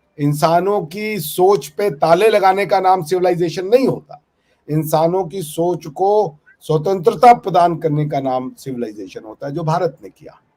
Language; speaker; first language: Hindi; native; Hindi